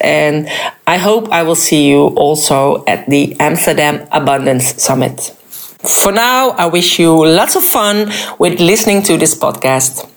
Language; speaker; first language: English; non-native, fluent; Dutch